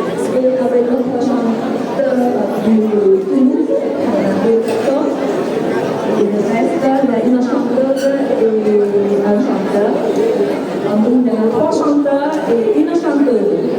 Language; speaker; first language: French; non-native, fluent; Khmer